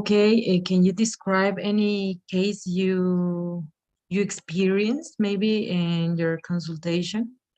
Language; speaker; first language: English; non-native, fluent; Spanish